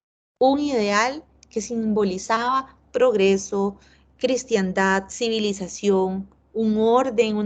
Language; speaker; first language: Spanish; native; Spanish